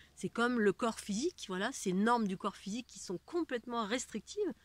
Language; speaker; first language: French; native; French